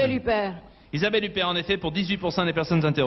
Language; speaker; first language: French; native; French